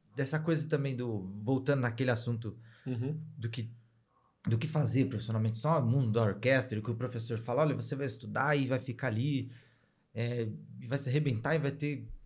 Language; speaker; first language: Portuguese; native; Portuguese